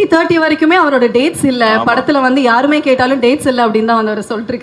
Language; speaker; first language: Tamil; native; Tamil